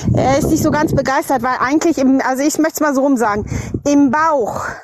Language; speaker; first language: German; native; German